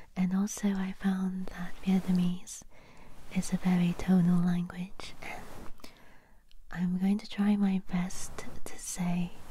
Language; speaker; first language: English; native; English